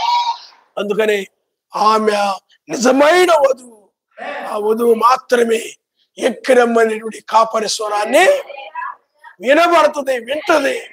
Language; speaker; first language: Telugu; native; Telugu